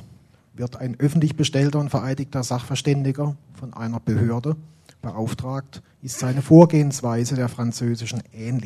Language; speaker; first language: German; native; German